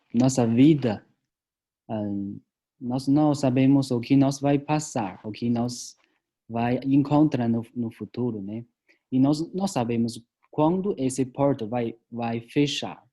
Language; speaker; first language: Portuguese; non-native, learner; Chinese